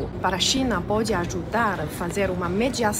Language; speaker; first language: Portuguese; non-native, fluent; Chinese